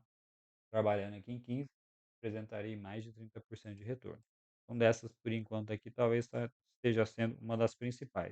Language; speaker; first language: Portuguese; native; Portuguese